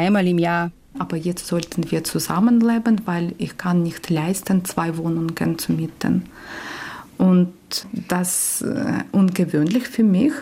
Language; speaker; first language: German; non-native, learner; Ukrainian